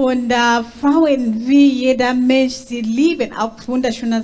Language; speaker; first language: German; non-native, learner; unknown